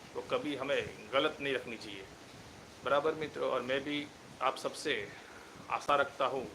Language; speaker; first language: Hindi; non-native, local second language; Gujarati